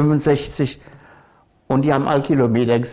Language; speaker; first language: German; native; German